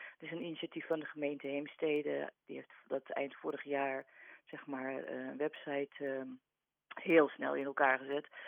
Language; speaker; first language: Dutch; native; Dutch